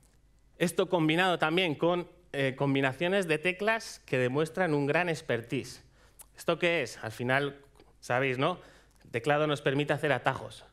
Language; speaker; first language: Spanish; native; Spanish